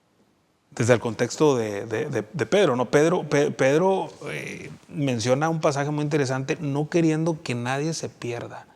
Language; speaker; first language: Spanish; native; Spanish